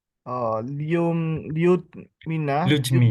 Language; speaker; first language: Russian; non-native, fluent; Indonesian